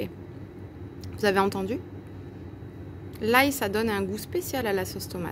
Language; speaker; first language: French; native; French